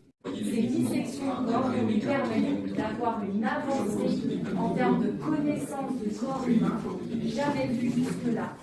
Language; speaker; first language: French; native; French